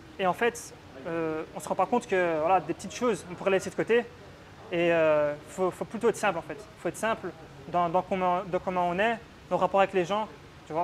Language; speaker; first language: French; native; French